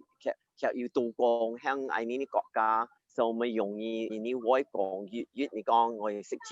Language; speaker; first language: Cantonese; early bilingual, heritage; Cantonese